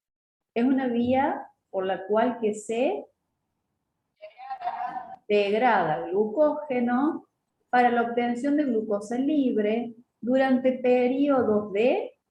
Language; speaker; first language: Spanish; native; Spanish